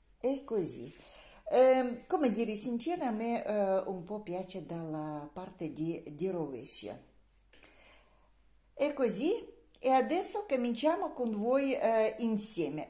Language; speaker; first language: Italian; non-native, learner; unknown